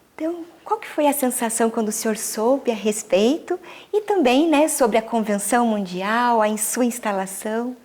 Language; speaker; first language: Portuguese; native; Portuguese